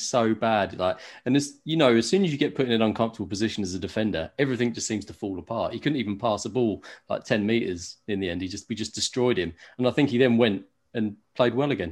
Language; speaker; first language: English; native; English